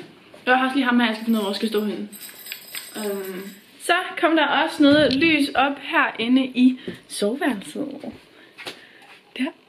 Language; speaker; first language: Danish; native; Danish